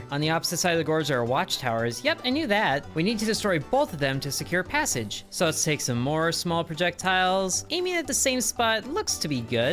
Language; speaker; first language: English; native; English